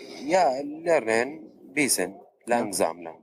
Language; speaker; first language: German; non-native, learner; Arabic